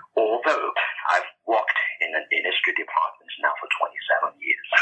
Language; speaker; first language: English; non-native, local second language; Yoruba